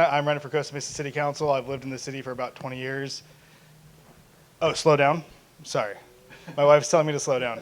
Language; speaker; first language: English; native; English